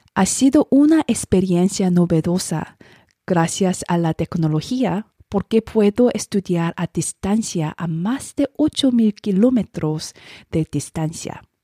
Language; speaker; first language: Spanish; non-native, learner; Korean